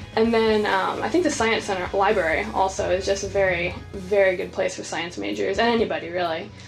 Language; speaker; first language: English; native; English